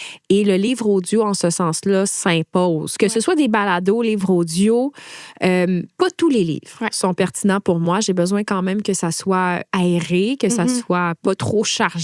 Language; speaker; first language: French; native; French